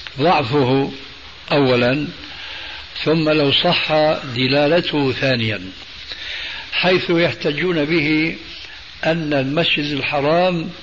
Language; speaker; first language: Arabic; early bilingual, other home language; Albanian